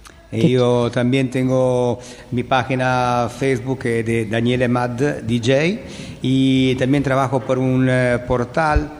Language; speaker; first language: Spanish; non-native, learner; Italian